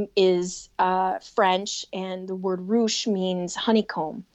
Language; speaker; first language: English; native; English